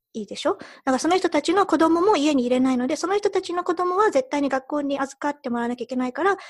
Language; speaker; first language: Japanese; early bilingual, heritage; Japanese